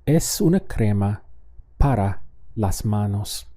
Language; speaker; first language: Spanish; non-native, fluent; English